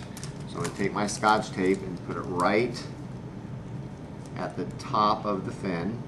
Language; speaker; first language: English; native; English